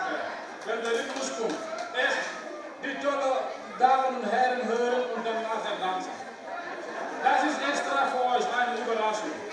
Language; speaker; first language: German; non-native, learner; Wolof